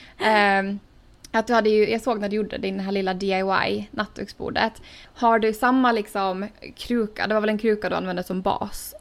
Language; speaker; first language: Swedish; native; Swedish